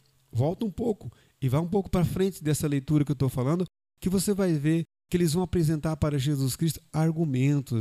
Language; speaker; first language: Portuguese; native; Portuguese